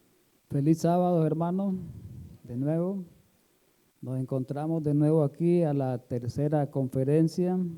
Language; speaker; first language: Spanish; native; Spanish